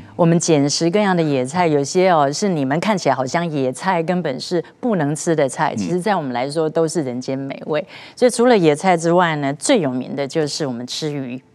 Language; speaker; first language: Chinese; native; Chinese